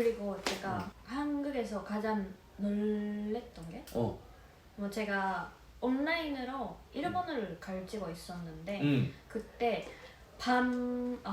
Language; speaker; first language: Korean; non-native, fluent; Japanese